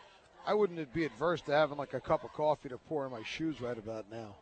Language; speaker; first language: English; native; English